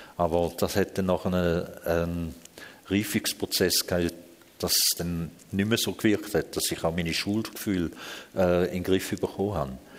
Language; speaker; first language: German; early bilingual, other home language; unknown